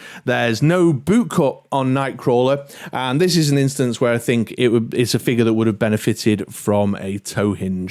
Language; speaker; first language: English; native; English